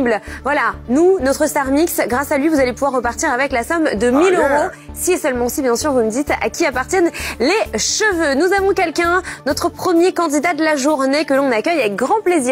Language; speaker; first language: French; native; French